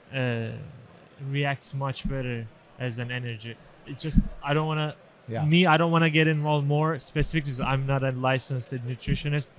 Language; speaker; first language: English; non-native, fluent; Turkish